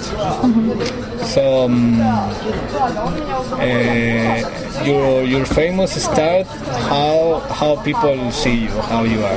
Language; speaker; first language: English; non-native, learner; Spanish